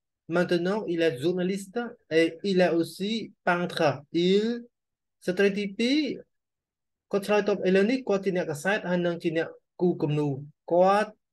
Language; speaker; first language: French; non-native, learner; Khmer